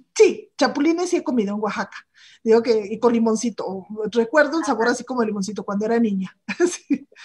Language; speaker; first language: Spanish; native; Spanish